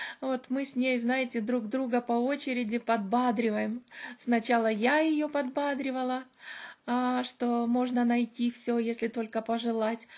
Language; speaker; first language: Russian; native; Russian